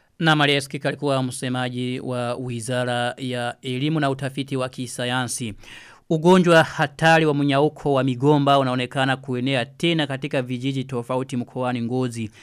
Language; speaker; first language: Swahili; non-native, local second language; Rundi